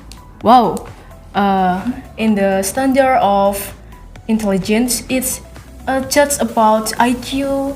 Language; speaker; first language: English; non-native, learner; Indonesian